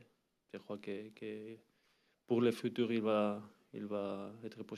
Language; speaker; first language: French; non-native, learner; Spanish